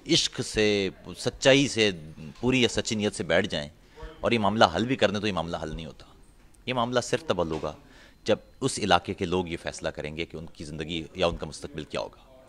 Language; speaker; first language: Urdu; non-native, local second language; Punjabi